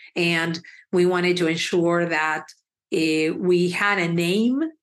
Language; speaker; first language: English; early bilingual, other home language; Spanish